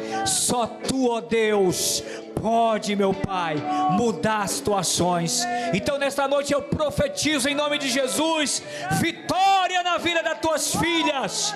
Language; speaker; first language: Portuguese; native; Portuguese